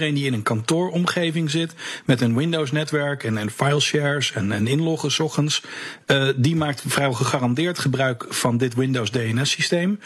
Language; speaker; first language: Dutch; native; Dutch